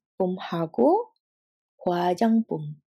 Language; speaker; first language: Korean; non-native, fluent; Indonesian